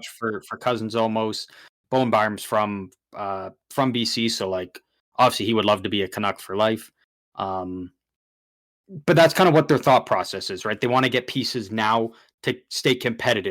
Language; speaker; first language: English; native; English